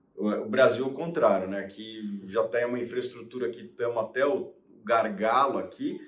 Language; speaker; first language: Portuguese; native; Portuguese